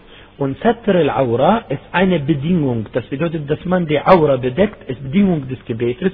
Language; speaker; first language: German; non-native, fluent; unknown